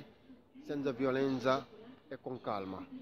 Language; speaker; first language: Italian; non-native, fluent; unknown